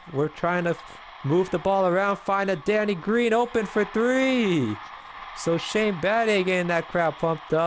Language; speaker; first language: English; native; English